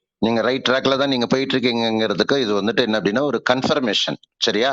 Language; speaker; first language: Tamil; native; Tamil